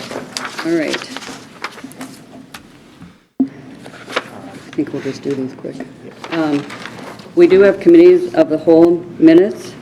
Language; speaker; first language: English; native; English